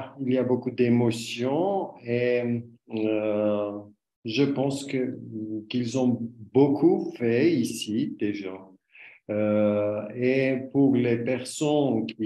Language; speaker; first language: French; non-native, learner; Armenian